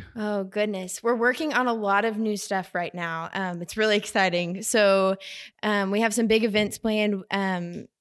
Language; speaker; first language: English; native; English